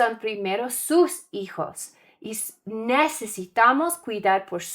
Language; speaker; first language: Spanish; non-native, learner; English